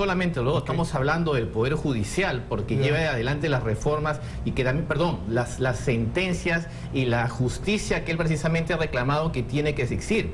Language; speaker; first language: Spanish; native; Spanish